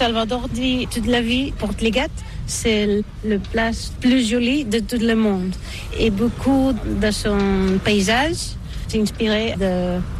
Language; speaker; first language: French; non-native, fluent; Catalan